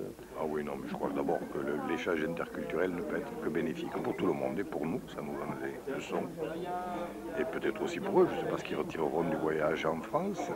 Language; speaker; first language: French; native; French